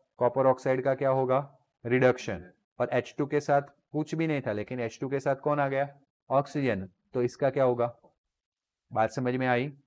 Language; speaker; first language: Hindi; non-native, local second language; Gujarati